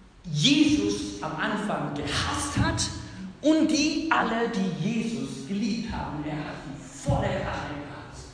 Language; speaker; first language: German; non-native, fluent; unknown